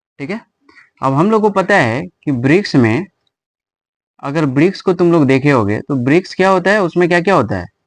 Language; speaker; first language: Hindi; native; Hindi